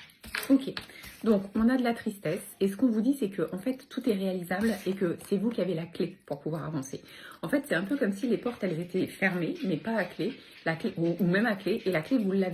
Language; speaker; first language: French; native; French